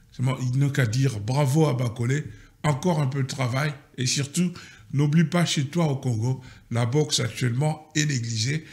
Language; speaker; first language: French; non-native, local second language; Lingala